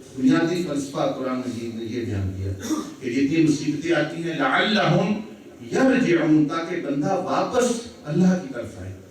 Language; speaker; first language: Urdu; non-native, local second language; Punjabi